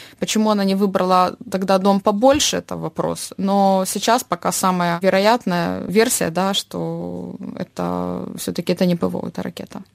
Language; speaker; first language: Russian; native; Russian